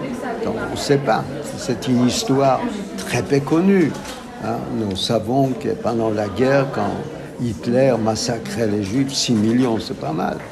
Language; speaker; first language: French; non-native, fluent; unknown